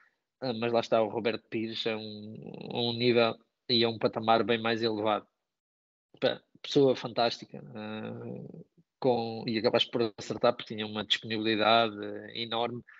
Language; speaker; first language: Portuguese; native; Portuguese